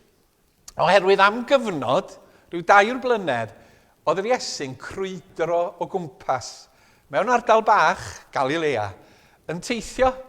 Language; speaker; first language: Welsh; native; Welsh